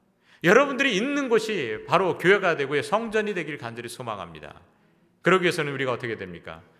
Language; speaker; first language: Korean; native; Korean